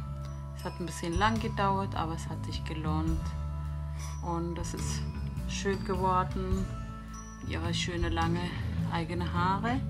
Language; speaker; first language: German; non-native, fluent; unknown